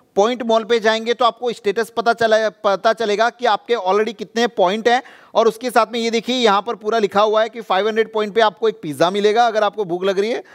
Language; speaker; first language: Hindi; non-native, local second language; Gujarati